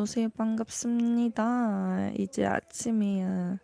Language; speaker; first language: Korean; non-native, learner; Filipino